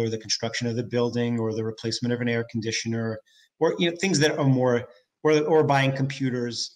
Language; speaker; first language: English; native; English